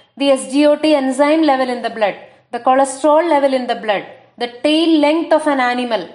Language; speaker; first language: English; non-native, local second language; Malayalam